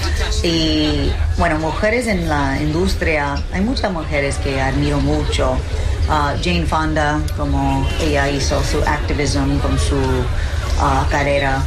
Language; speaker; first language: Spanish; early bilingual, heritage; English